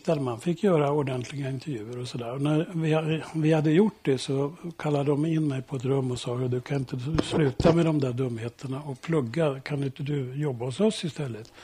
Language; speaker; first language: Swedish; early bilingual, heritage; Swedish